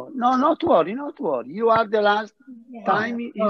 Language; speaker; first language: English; non-native, fluent; Italian